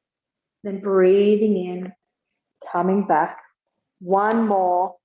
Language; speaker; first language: English; native; English